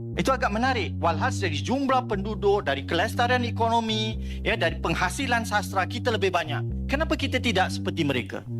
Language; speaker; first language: Malay; native; Malay